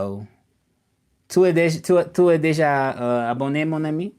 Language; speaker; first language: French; non-native, learner; English